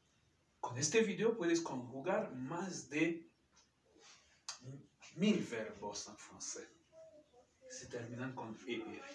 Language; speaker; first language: Spanish; non-native, fluent; French